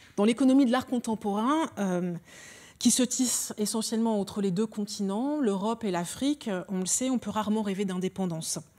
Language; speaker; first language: French; early bilingual, other home language; Lingala